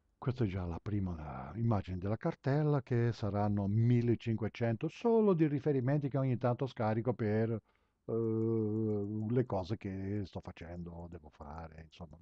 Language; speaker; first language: Italian; early bilingual, heritage; Italian